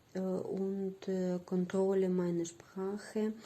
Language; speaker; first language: German; non-native, learner; Ukrainian